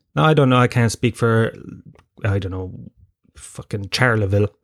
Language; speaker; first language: English; native; English